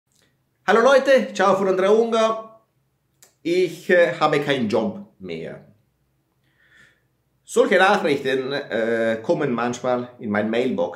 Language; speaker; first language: German; non-native, fluent; Italian